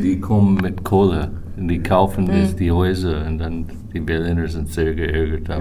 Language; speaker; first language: German; non-native, fluent; English